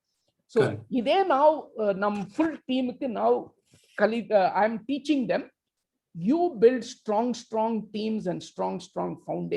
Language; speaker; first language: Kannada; non-native, local second language; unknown